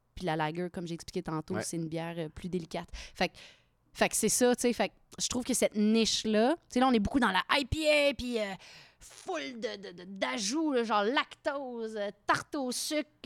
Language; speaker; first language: French; native; French